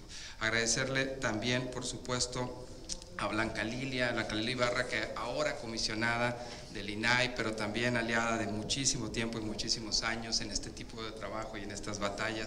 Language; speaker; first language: Spanish; native; Spanish